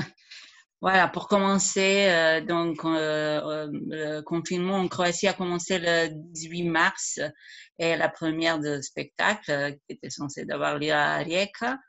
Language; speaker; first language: French; non-native, fluent; Croatian